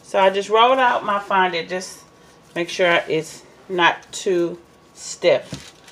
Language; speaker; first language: English; native; English